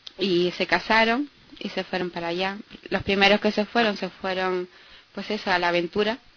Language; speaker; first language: Spanish; early bilingual, heritage; Spanish